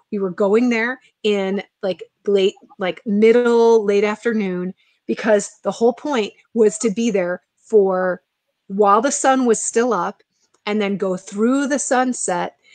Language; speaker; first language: English; native; English